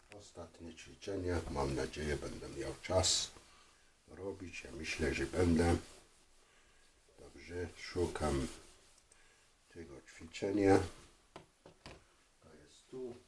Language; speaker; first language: Polish; non-native, fluent; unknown